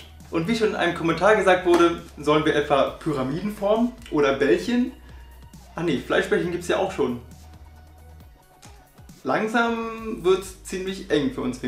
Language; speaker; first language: German; native; German